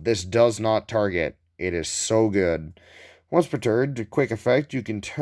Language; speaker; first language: English; native; English